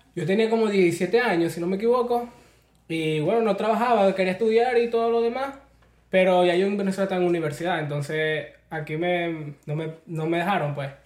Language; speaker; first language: Spanish; native; Spanish